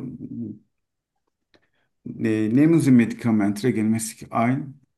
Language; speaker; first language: German; non-native, fluent; Turkish